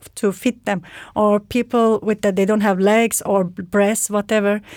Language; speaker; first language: English; non-native, fluent; Turkish